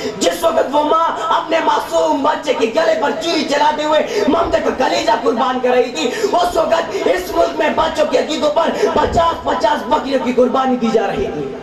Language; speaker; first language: Urdu; non-native, local second language; Pashto